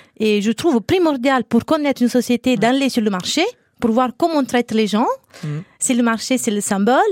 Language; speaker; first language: French; non-native, fluent; Italian